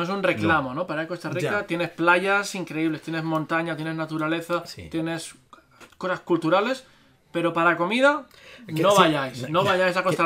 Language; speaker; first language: Spanish; native; Spanish